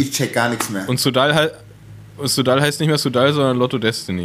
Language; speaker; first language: German; native; German